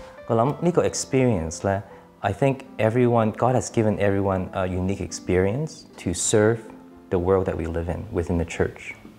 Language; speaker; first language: English; early bilingual, other home language; Cantonese